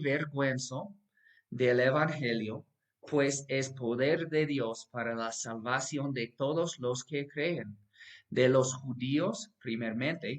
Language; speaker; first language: Spanish; non-native, fluent; English